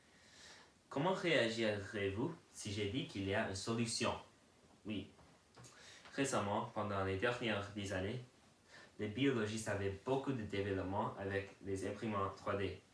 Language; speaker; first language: French; non-native, learner; English